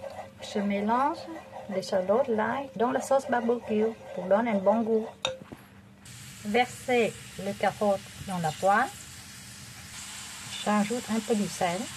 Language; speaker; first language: French; non-native, fluent; Vietnamese